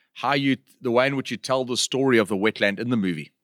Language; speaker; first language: English; native; English